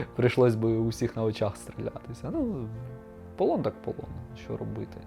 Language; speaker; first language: Ukrainian; native; Ukrainian